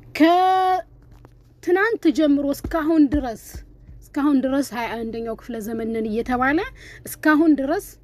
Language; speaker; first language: Amharic; non-native, local second language; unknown